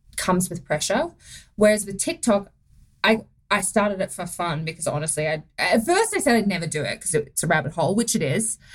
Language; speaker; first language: English; native; English